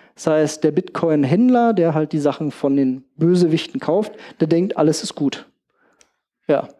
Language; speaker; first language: German; native; German